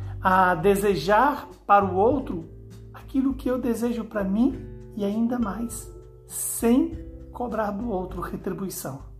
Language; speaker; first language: Portuguese; native; Portuguese